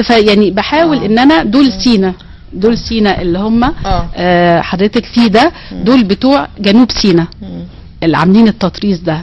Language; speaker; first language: Arabic; native; Arabic